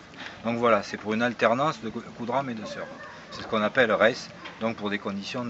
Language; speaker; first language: French; native; French